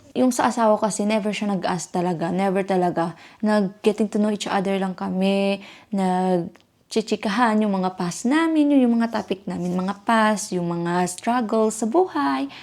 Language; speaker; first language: Filipino; native; Filipino